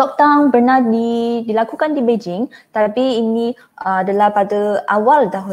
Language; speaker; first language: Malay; non-native, fluent; Chinese